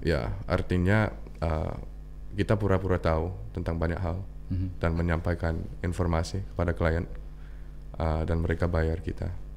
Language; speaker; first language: Indonesian; non-native, fluent; English